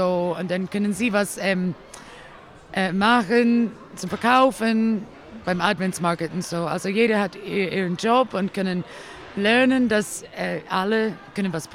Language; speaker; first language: German; non-native, learner; English